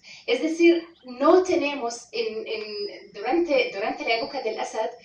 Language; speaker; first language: Spanish; non-native, fluent; Arabic